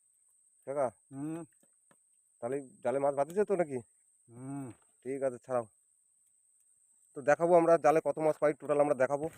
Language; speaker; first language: Bangla; native; Bangla